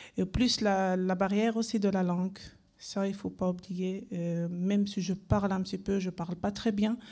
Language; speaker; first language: French; non-native, learner; Arabic